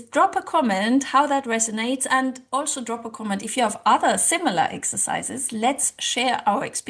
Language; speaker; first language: English; non-native, fluent; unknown